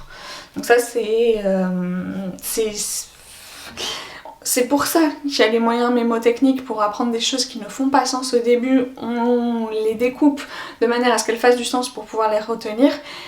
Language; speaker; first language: French; native; French